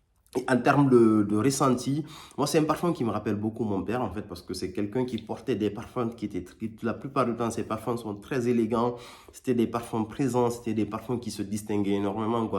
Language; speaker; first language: French; native; French